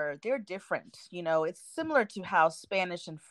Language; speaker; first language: English; non-native, local second language; Shona